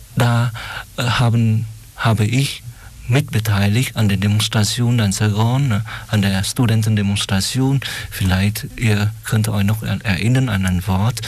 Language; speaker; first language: German; non-native, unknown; Vietnamese